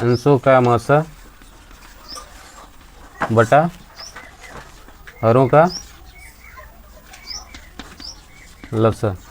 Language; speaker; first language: Hindi; native; Hindi